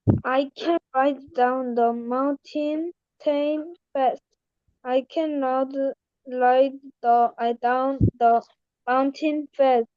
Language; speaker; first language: English; non-native, learner; Korean